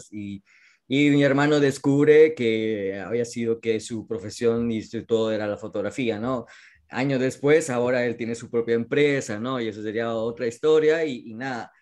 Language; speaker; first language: Spanish; native; Spanish